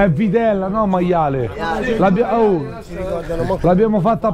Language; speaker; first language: Italian; native; Italian